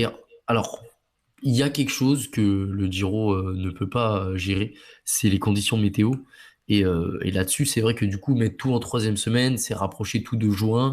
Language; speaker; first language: French; native; French